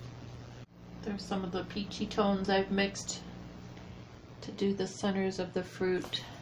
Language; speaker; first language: English; native; English